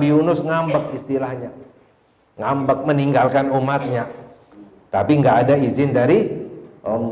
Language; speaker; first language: Indonesian; native; Indonesian